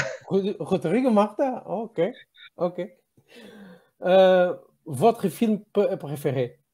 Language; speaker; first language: French; non-native, learner; Portuguese